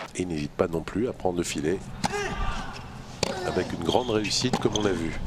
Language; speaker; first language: French; native; French